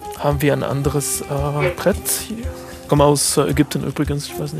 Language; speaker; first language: German; non-native, fluent; Arabic